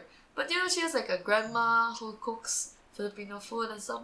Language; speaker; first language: English; native; English